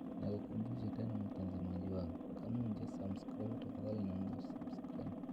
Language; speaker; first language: Swahili; native; Swahili